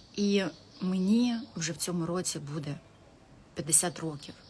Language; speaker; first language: Ukrainian; non-native, local second language; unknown